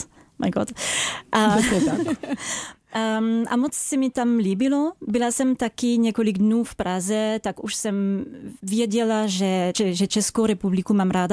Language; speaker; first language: Czech; non-native, fluent; French